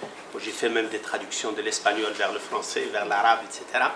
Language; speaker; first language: French; non-native, local second language; Arabic